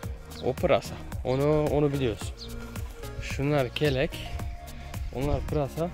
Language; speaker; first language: Turkish; early bilingual, heritage; Turkish